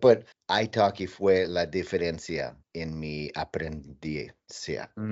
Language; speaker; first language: Spanish; non-native, learner; English